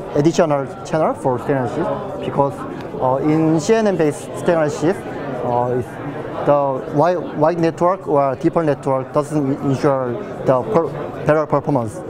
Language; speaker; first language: English; non-native, learner; Korean